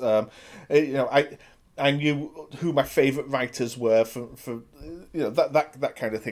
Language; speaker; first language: English; native; English